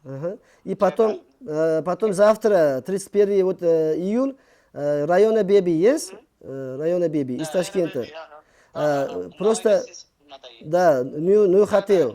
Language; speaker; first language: Russian; non-native, learner; Uzbek